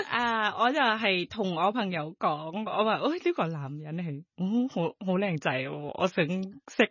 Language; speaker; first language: Cantonese; non-native, fluent; Thai